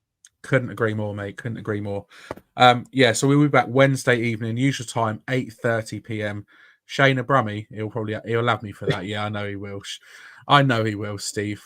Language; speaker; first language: English; native; English